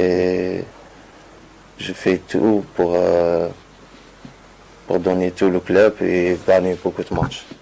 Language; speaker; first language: French; non-native, local second language; Arabic